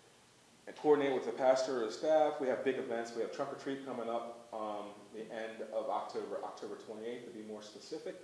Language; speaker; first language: English; native; English